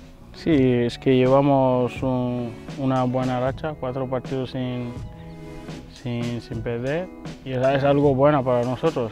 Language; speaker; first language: Spanish; non-native, learner; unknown